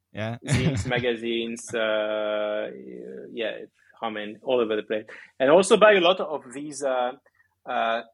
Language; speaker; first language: English; early bilingual, other home language; Greek